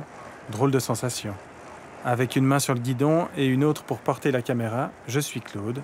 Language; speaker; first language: French; native; French